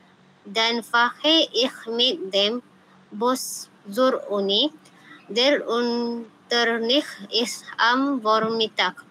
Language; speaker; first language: German; non-native, learner; Malay